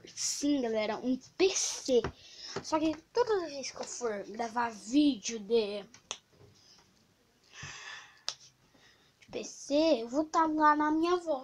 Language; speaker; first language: Portuguese; native; Portuguese